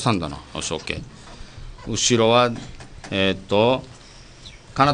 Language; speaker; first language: Japanese; native; Japanese